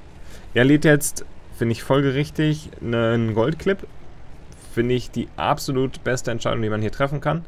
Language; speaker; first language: German; native; German